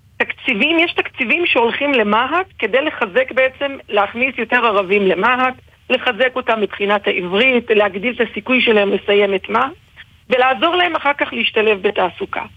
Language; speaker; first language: Hebrew; non-native, local second language; Arabic